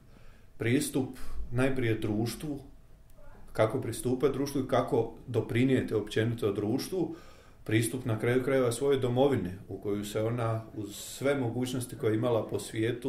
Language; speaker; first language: Serbian; native; Serbian